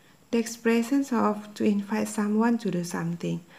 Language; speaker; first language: English; non-native, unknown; Indonesian